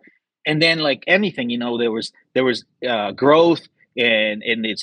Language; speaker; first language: English; native; English